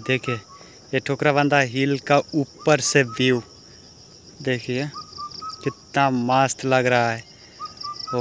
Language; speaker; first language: Hindi; non-native, local second language; Bangla